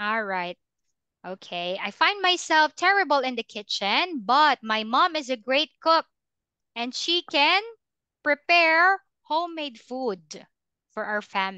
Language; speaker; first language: English; non-native, fluent; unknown